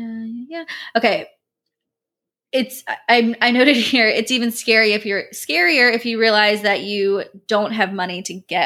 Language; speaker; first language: English; native; English